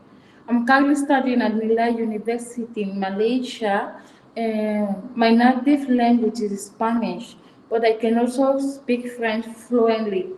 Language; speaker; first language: English; non-native, fluent; Fang